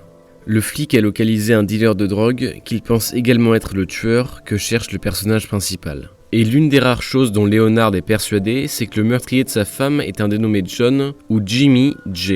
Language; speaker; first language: French; native; French